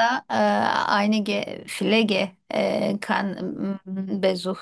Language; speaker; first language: German; non-native, learner; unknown